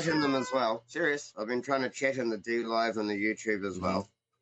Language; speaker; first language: English; native; English